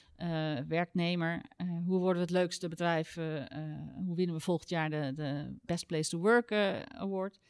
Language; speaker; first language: Dutch; native; Dutch